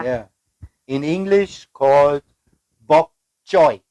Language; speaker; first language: English; non-native, fluent; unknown